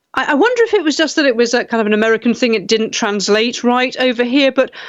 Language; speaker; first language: English; native; English